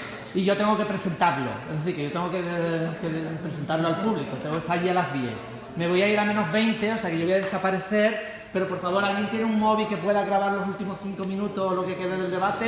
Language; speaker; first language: Spanish; native; Spanish